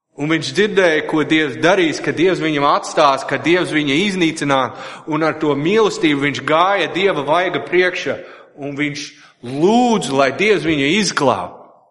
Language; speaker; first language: Latvian; non-native, fluent; English